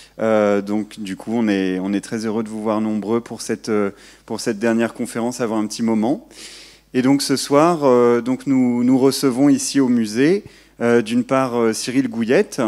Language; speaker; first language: French; native; French